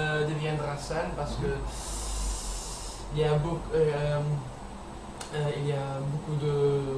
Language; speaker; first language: French; non-native, learner; English